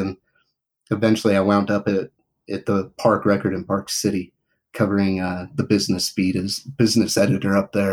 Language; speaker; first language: English; native; English